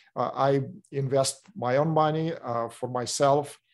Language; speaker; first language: English; non-native, fluent; Russian